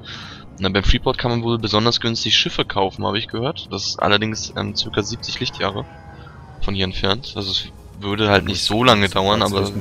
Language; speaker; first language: German; native; German